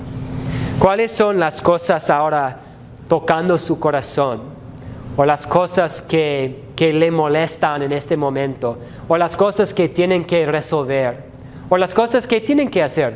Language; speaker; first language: Spanish; non-native, fluent; English